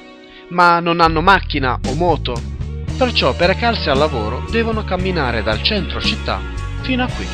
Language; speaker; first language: Italian; native; Italian